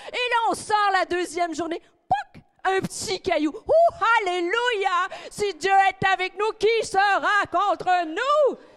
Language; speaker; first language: French; native; French